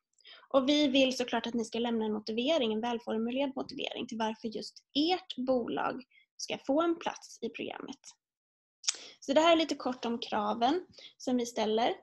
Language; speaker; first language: Swedish; native; Swedish